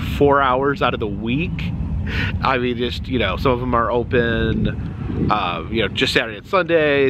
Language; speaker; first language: English; native; English